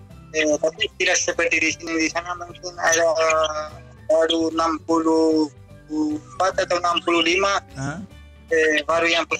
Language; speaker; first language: Indonesian; non-native, fluent; Spanish